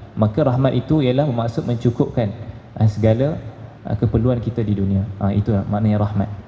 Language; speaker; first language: Malay; native; Malay